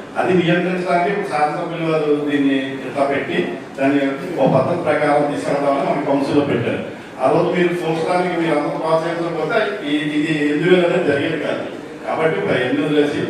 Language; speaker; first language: Telugu; native; Telugu